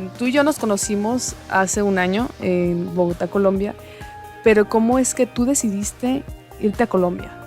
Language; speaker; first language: Spanish; native; Spanish